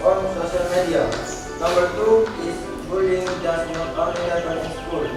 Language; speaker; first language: English; non-native, learner; Indonesian